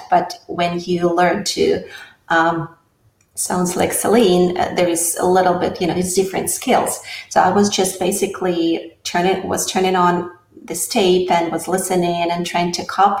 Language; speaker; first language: English; non-native, fluent; Russian